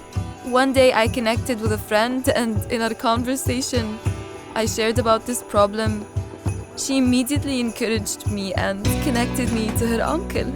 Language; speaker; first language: English; non-native, fluent; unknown